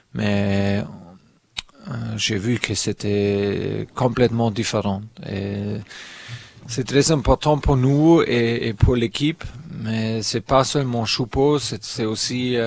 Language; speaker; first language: French; non-native, learner; German